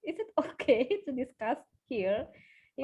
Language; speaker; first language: English; non-native, fluent; Indonesian